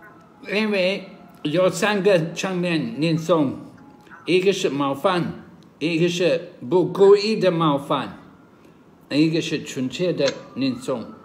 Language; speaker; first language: Chinese; non-native, learner; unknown